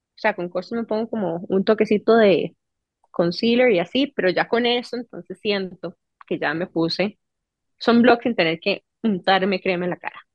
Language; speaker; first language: Spanish; native; Spanish